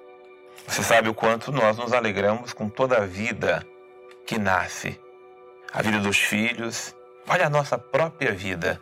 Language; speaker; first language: Portuguese; native; Portuguese